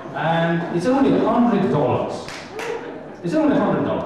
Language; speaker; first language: English; non-native, fluent; Estonian